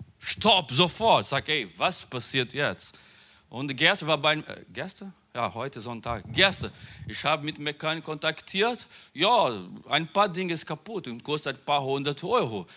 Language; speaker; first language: German; non-native, learner; Portuguese